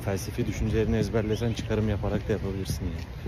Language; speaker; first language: Turkish; native; Turkish